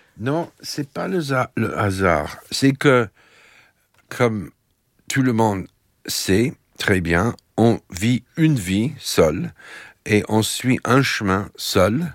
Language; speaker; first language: French; non-native, fluent; English